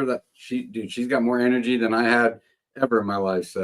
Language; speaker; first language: English; native; English